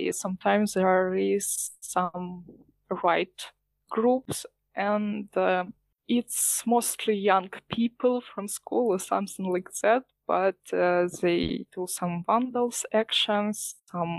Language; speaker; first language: English; non-native, learner; Ukrainian